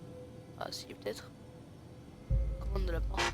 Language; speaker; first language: French; native; French